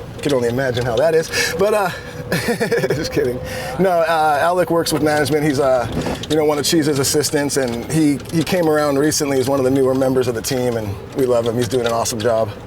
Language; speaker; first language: English; native; English